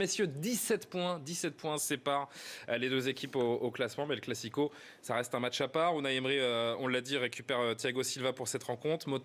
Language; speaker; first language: French; native; French